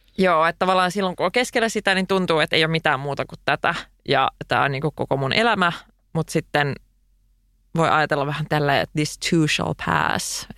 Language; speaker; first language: Finnish; non-native, local second language; Swedish